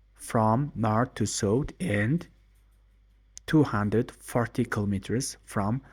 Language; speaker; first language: English; non-native, learner; Mongolian